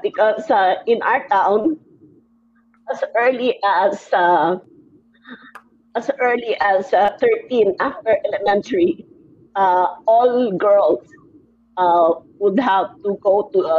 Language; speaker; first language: English; non-native, local second language; Filipino